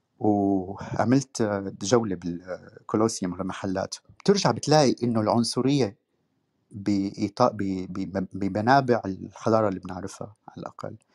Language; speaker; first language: Arabic; native; Arabic